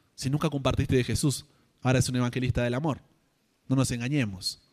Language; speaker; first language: Spanish; native; Spanish